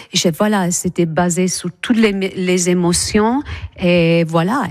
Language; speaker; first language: French; non-native, fluent; English